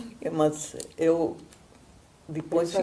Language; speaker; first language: Portuguese; non-native, fluent; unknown